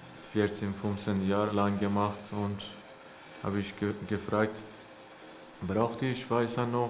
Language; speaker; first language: German; non-native, learner; Persian